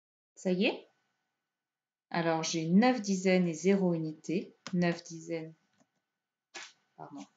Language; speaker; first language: French; native; French